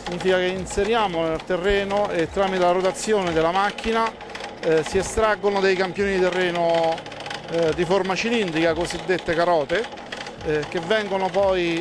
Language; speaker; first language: Italian; native; Italian